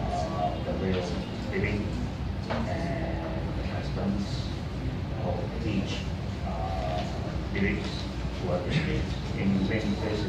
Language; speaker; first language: English; non-native, learner; Indonesian